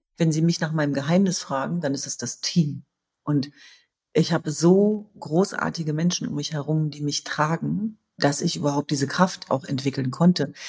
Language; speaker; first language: German; early bilingual, other home language; Kurdish